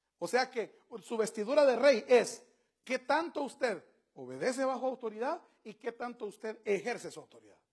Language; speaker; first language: Spanish; native; Spanish